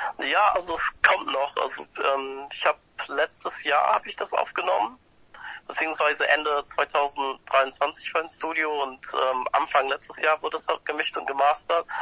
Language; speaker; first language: German; non-native, fluent; English